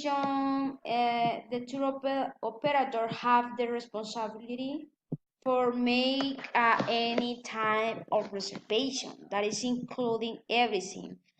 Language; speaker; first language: English; non-native, learner; Spanish